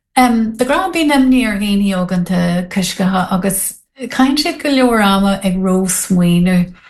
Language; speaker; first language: Irish; non-native, local second language; English